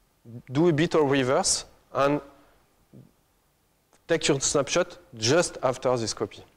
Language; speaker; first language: English; non-native, fluent; French